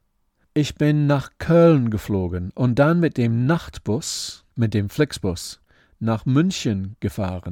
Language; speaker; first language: German; non-native, fluent; English